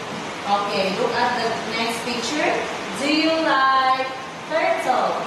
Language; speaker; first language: English; non-native, fluent; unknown